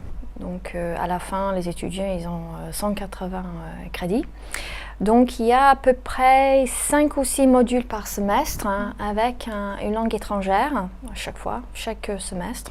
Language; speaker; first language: French; native; French